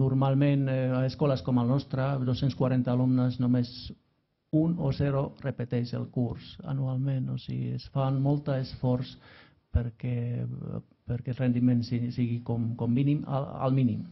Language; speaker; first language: Catalan; non-native, fluent; Finnish